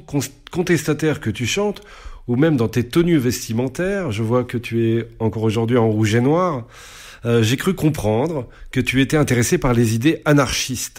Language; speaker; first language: French; native; French